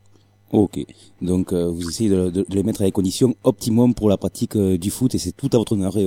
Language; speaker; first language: French; native; French